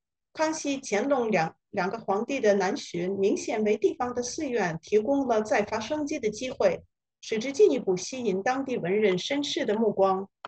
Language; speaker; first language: Chinese; non-native, fluent; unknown